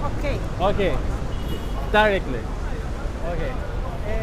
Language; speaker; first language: English; non-native, learner; Turkish